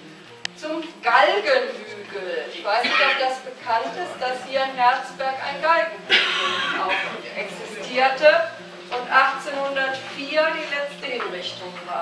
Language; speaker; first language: German; native; German